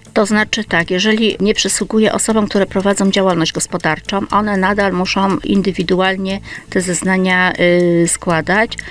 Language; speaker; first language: Polish; native; Polish